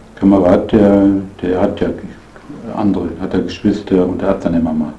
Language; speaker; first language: German; native; German